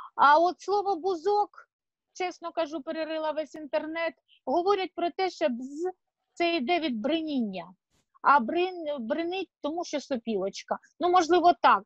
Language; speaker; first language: Ukrainian; non-native, local second language; Russian